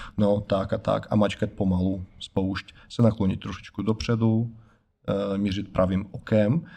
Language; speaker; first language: Czech; non-native, fluent; Russian